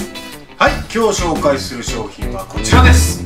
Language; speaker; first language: Japanese; native; Japanese